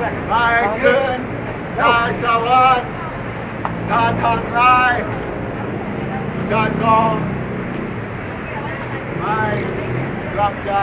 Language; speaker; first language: Thai; non-native, learner; English